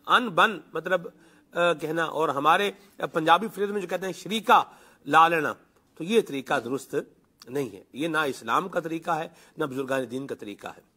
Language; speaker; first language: Urdu; non-native, local second language; Punjabi